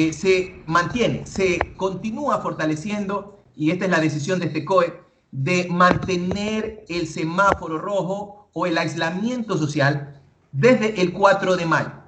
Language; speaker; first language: Spanish; native; Spanish